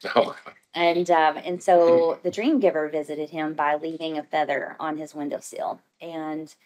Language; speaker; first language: English; native; English